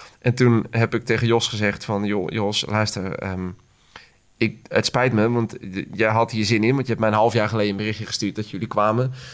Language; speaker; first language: Dutch; native; Dutch